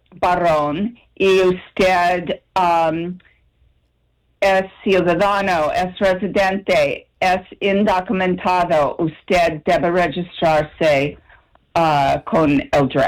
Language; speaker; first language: Spanish; non-native, learner; English